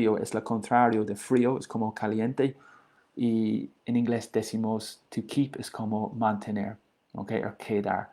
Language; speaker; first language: Spanish; non-native, learner; English